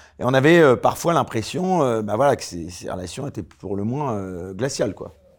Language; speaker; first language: French; native; French